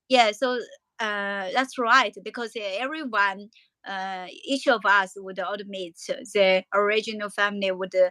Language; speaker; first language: English; non-native, learner; Chinese